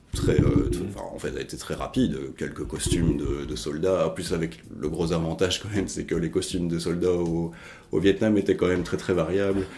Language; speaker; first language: French; native; French